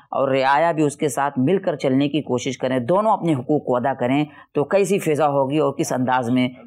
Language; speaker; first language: Urdu; native; Urdu